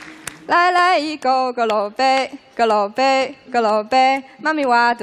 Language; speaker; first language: Chinese; native; Chinese